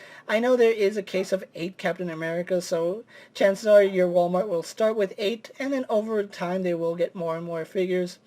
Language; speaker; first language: English; native; English